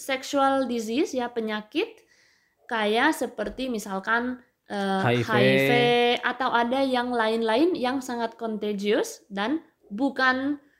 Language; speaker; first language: Indonesian; non-native, fluent; Spanish